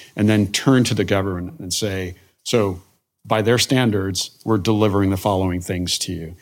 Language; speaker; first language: English; native; English